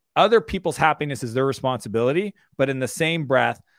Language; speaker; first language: English; native; English